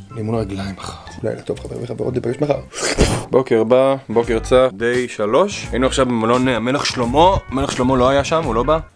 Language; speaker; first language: Hebrew; native; Hebrew